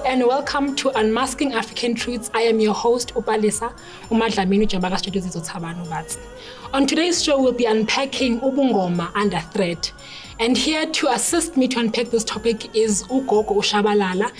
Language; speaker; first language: Zulu; non-native, local second language; Xhosa